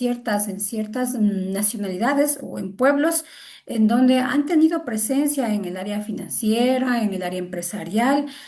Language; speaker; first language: Spanish; native; Spanish